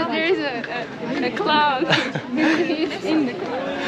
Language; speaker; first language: English; non-native, learner; Portuguese